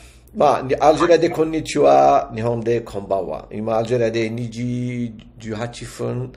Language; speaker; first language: Japanese; non-native, fluent; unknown